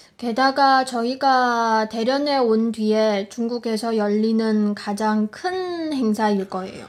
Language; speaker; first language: Korean; native; Korean